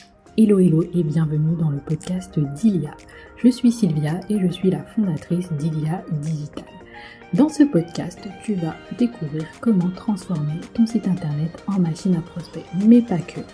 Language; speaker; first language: French; native; French